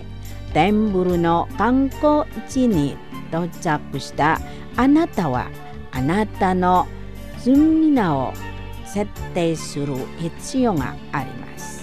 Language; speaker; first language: Japanese; non-native, fluent; Indonesian